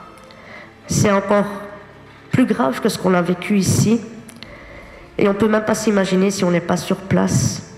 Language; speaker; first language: French; native; French